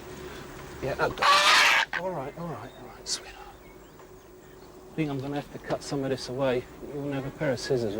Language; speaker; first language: English; native; English